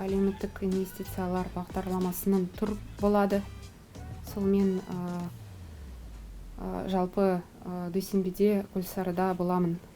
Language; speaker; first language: Kazakh; non-native, local second language; Russian